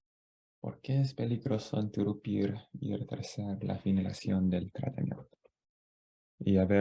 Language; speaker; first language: Spanish; non-native, fluent; English